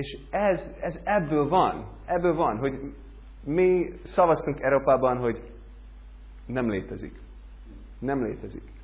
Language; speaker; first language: Hungarian; non-native, learner; English